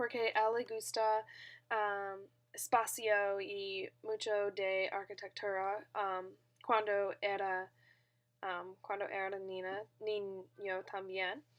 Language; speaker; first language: Spanish; non-native, learner; English